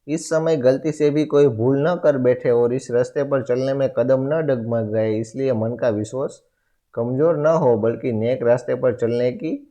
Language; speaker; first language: Hindi; non-native, local second language; Gujarati